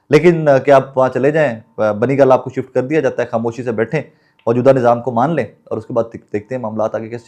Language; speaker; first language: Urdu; non-native, local second language; Punjabi